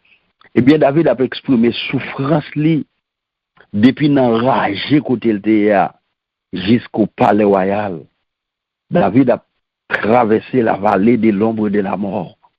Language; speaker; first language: French; non-native, local second language; Haitian Creole